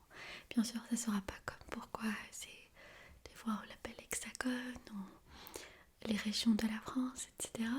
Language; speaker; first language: French; non-native, fluent; Armenian